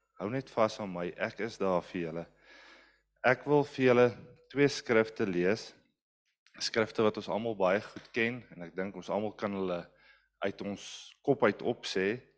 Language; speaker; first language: Afrikaans; non-native, local second language; English